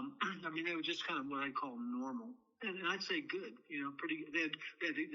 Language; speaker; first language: English; native; English